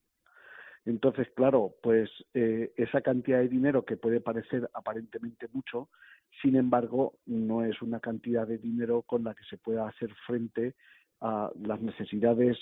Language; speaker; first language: Spanish; native; Spanish